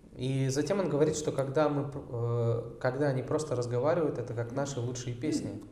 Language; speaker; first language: Russian; native; Russian